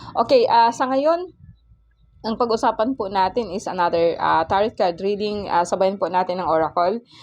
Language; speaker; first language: Filipino; non-native, local second language; Cebuano